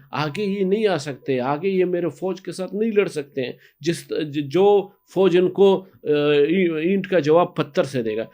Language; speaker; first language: Urdu; non-native, local second language; Baluchi